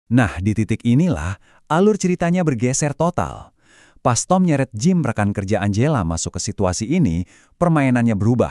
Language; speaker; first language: Indonesian; native; Indonesian